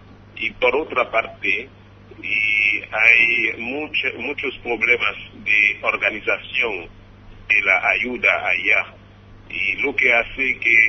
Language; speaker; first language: Spanish; non-native, fluent; Haitian Creole